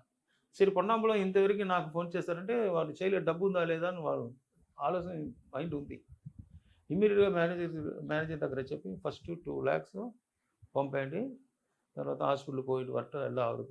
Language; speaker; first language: Telugu; non-native, local second language; Tamil